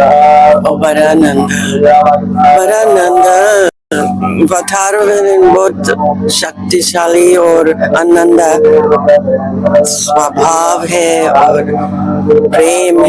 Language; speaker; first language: Hindi; non-native, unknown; English